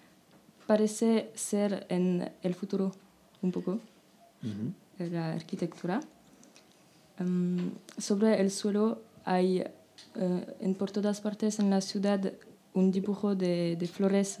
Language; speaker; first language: Spanish; non-native, learner; French